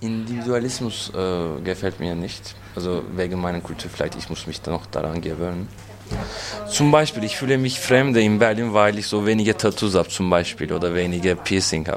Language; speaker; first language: German; non-native, fluent; Turkish